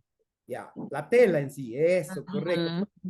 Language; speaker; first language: Spanish; native; Spanish